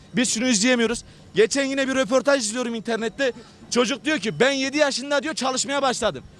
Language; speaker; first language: Turkish; native; Turkish